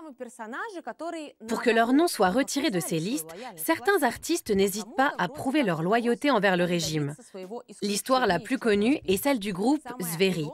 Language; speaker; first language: French; native; French